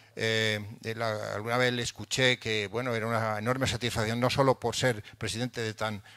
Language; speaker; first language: Spanish; native; Spanish